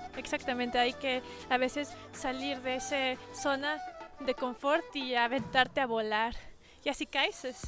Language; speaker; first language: Spanish; early bilingual, heritage; Spanish